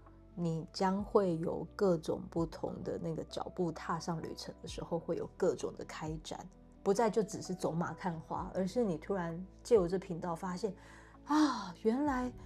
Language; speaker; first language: Chinese; native; Chinese